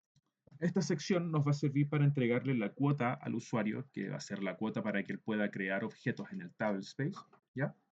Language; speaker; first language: Spanish; native; Spanish